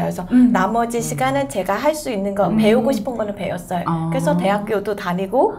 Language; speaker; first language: Korean; non-native, fluent; Vietnamese